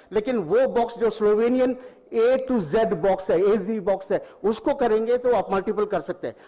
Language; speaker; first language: Hindi; non-native, local second language; Tamil